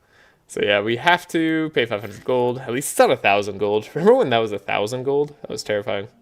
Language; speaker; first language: English; native; English